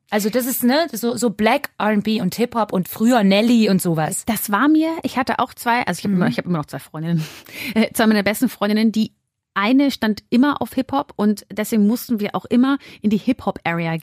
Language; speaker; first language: German; native; German